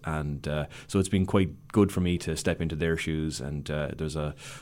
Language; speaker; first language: English; native; English